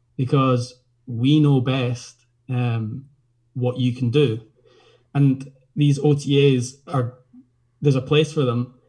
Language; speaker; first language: English; native; English